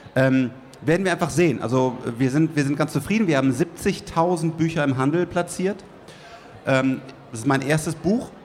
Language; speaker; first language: German; native; German